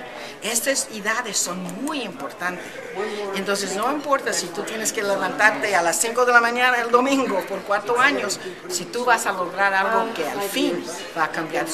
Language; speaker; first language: Spanish; early bilingual, heritage; Spanish